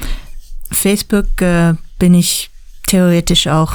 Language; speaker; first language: German; non-native, learner; English